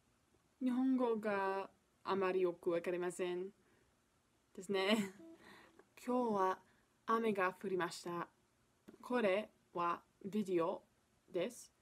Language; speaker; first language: Japanese; non-native, learner; English